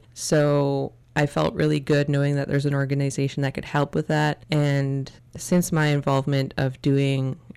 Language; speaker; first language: English; native; English